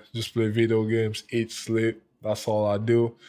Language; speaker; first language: English; non-native, local second language; French